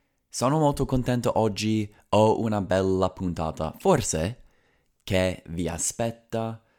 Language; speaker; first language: Italian; non-native, fluent; English